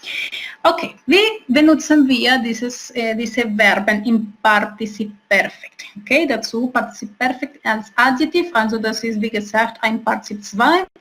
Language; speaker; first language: German; non-native, fluent; Spanish